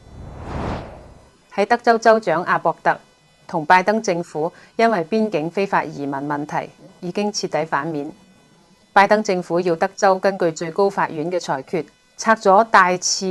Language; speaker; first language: Chinese; non-native, local second language; Cantonese